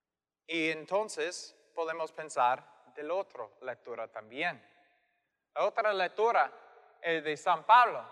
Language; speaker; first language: Spanish; non-native, fluent; English